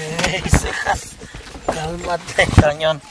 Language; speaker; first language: Spanish; native; Spanish